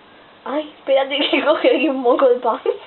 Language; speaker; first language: Spanish; native; Spanish